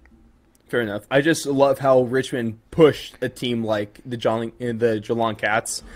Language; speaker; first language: English; native; English